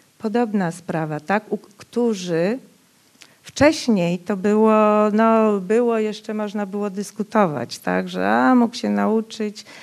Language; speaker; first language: Polish; non-native, local second language; Rusyn